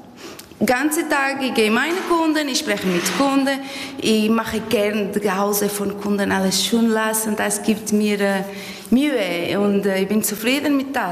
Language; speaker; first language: German; non-native, learner; Portuguese